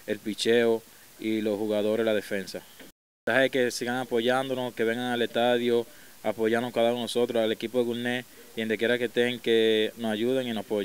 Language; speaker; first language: Spanish; native; Spanish